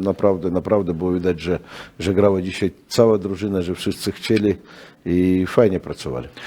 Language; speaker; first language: Polish; non-native, fluent; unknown